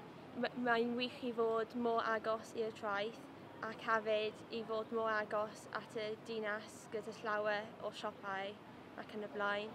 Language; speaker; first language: Welsh; non-native, local second language; English